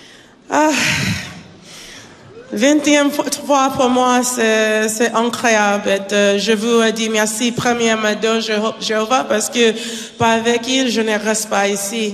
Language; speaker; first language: French; non-native, learner; English